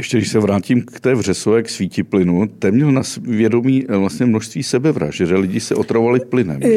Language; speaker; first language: Czech; native; Czech